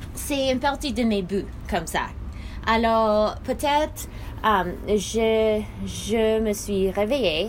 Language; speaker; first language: French; non-native, learner; English